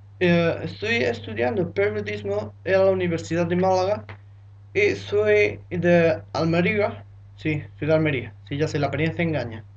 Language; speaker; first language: Spanish; native; Spanish